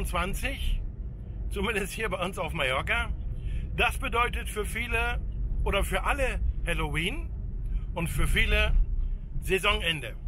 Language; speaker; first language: German; native; German